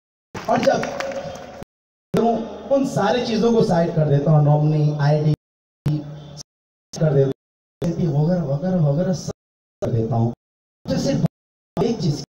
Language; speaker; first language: Hindi; native; Hindi